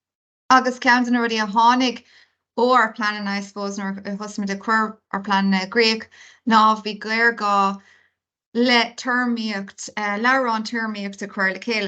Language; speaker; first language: Irish; non-native, local second language; English